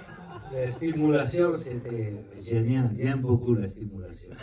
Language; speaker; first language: French; non-native, learner; Spanish